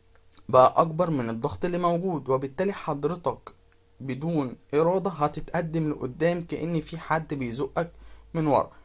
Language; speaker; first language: Arabic; native; Arabic